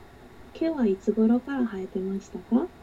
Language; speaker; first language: Japanese; native; Japanese